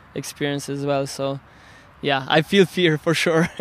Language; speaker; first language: English; non-native, fluent; Slovenian